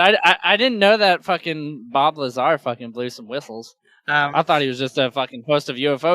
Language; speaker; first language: English; native; English